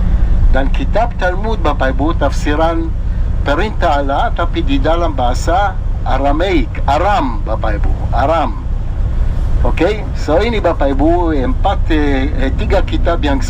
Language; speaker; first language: Indonesian; non-native, fluent; Hebrew